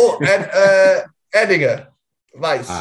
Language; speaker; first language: German; non-native, learner; Dutch